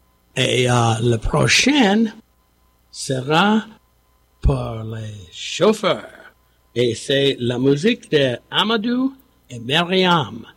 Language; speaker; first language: French; non-native, learner; English